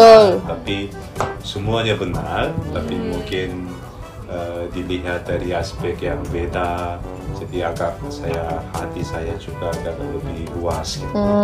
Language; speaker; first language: Indonesian; non-native, fluent; Korean